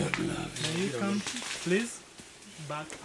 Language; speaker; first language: English; non-native, local second language; Kinyarwanda